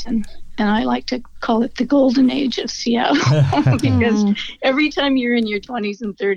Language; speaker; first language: English; native; English